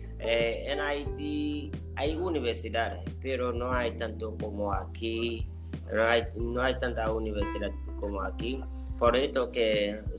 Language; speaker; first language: Spanish; non-native, learner; Haitian Creole